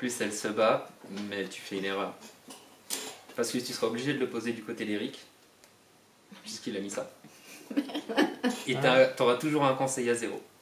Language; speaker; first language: French; native; French